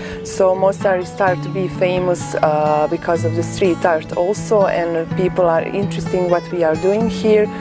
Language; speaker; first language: English; non-native, fluent; Bosnian